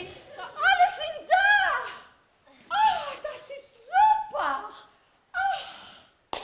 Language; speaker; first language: German; non-native, fluent; Portuguese